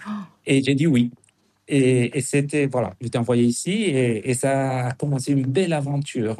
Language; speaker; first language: French; non-native, fluent; Spanish